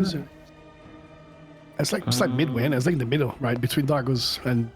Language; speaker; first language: English; native; English